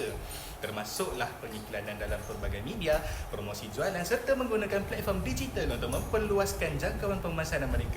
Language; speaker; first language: Malay; native; Malay